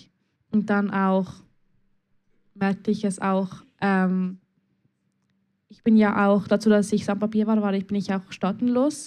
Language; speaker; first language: German; early bilingual, other home language; Spanish